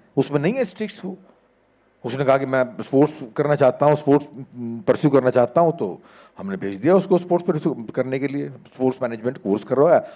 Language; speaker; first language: Hindi; native; Hindi